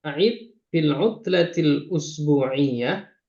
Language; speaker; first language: Arabic; non-native, fluent; Indonesian